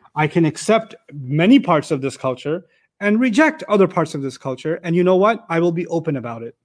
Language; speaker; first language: English; non-native, local second language; Urdu